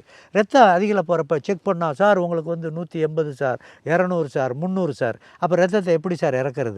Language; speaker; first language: Tamil; native; Tamil